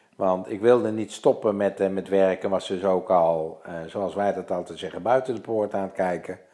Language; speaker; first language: Dutch; native; Dutch